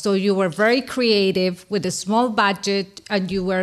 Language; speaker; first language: English; non-native, fluent; Spanish